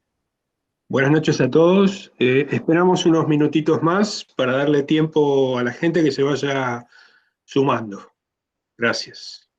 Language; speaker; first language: Spanish; native; Spanish